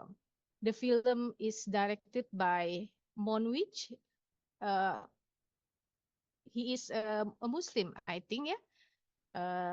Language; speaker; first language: English; non-native, local second language; Indonesian